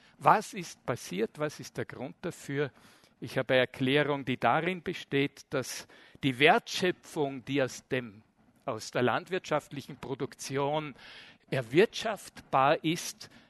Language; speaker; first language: German; native; German